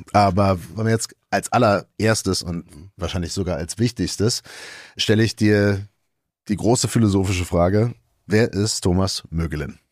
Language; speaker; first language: German; early bilingual, heritage; German